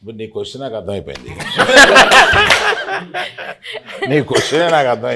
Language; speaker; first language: Telugu; native; Telugu